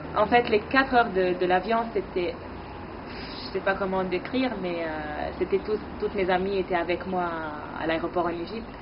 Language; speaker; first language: French; non-native, fluent; Arabic